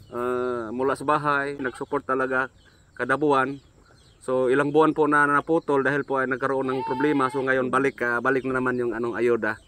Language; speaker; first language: Filipino; native; Filipino